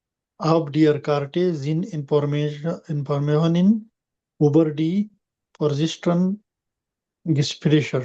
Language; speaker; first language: German; non-native, learner; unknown